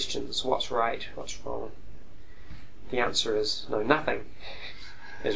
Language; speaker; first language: English; native; English